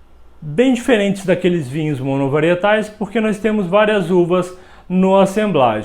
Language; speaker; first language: Portuguese; native; Portuguese